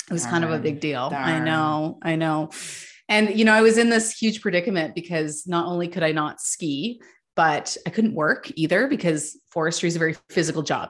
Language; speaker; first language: English; native; English